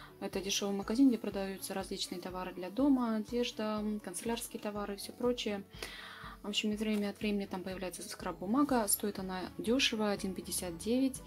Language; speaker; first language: Russian; native; Russian